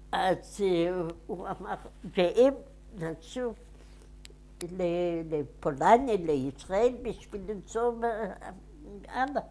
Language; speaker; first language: Hebrew; non-native, fluent; Yiddish